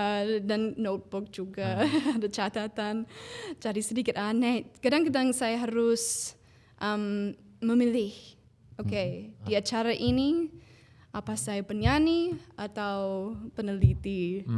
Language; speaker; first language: Indonesian; non-native, fluent; English